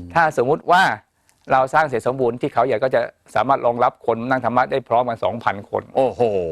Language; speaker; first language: Thai; native; Thai